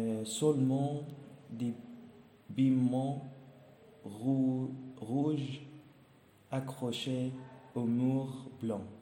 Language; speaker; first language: French; non-native, learner; Arabic